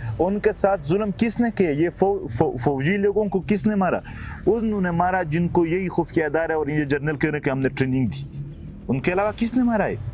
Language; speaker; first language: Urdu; non-native, local second language; Pashto